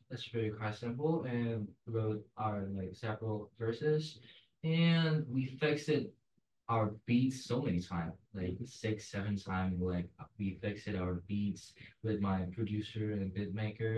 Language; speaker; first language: English; non-native, learner; Korean